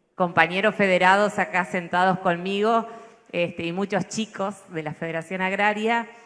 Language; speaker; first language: Spanish; native; Spanish